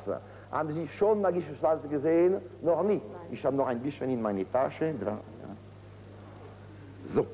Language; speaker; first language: German; non-native, fluent; French